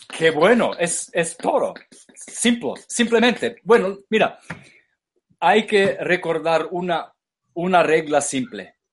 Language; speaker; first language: Spanish; non-native, fluent; English